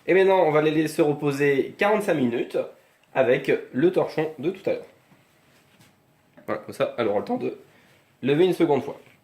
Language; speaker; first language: French; native; French